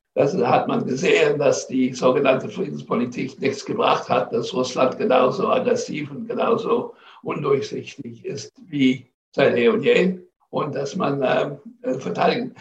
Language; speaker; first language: German; non-native, fluent; English